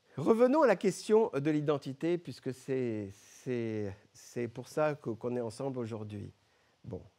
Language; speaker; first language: French; early bilingual, other home language; Arabic